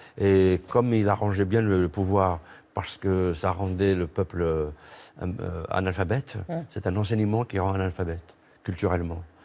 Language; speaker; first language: French; non-native, local second language; Kabyle